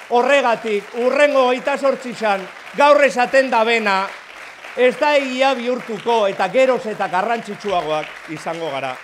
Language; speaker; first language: Spanish; native; Spanish